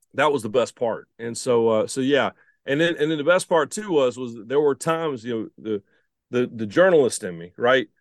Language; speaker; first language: English; native; English